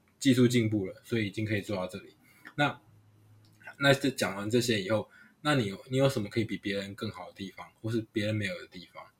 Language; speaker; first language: Chinese; non-native, local second language; Hakka Chinese